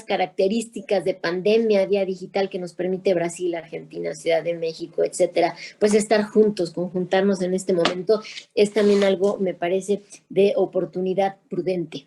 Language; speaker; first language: Spanish; native; Spanish